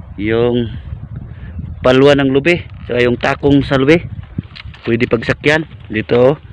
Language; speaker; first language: Filipino; non-native, local second language; Cebuano